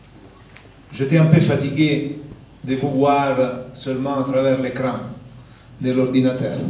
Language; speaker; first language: French; non-native, fluent; Italian